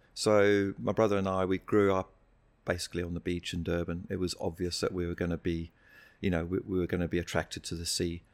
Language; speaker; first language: English; native; English